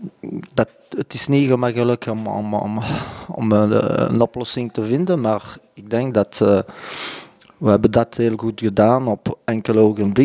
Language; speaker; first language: Dutch; non-native, local second language; French